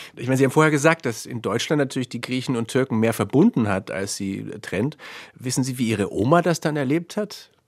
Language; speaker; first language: German; native; German